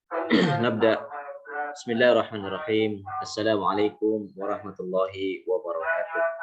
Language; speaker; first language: Arabic; non-native, fluent; Indonesian